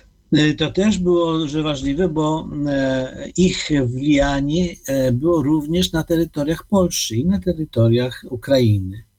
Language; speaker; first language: Polish; non-native, learner; Ukrainian